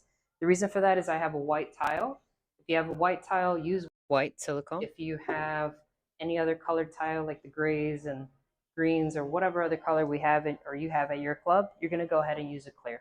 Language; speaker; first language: English; native; English